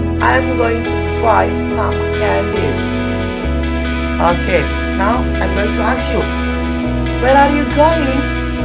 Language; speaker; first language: English; non-native, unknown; Indonesian